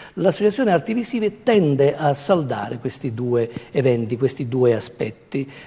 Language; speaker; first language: Italian; native; Italian